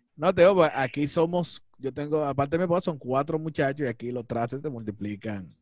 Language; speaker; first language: Spanish; native; Spanish